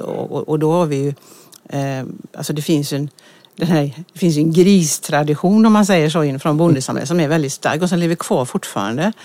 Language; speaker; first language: Swedish; native; Swedish